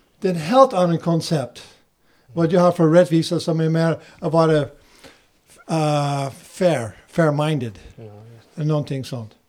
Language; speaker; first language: Swedish; non-native, fluent; English